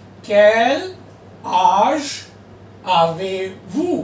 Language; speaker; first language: French; non-native, fluent; Hindi